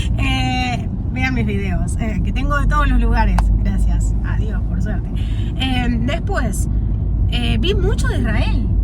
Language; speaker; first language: Spanish; native; Spanish